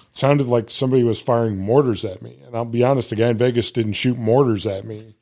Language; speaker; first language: English; native; English